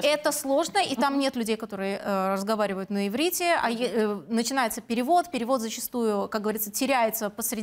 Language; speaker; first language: Russian; native; Russian